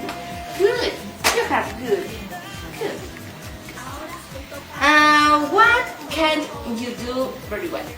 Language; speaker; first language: English; non-native, learner; Spanish